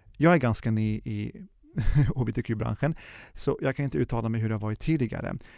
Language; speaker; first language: Swedish; early bilingual, other home language; Arabic